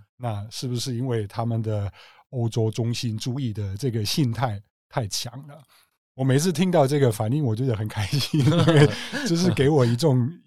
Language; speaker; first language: Chinese; non-native, fluent; German